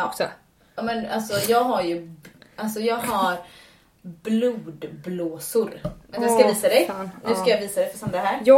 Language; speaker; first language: Swedish; native; Swedish